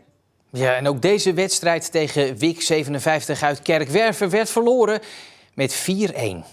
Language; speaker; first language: Dutch; native; Dutch